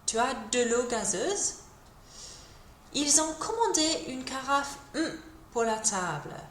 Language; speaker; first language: French; non-native, fluent; English